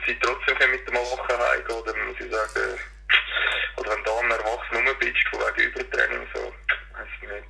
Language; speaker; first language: German; native; German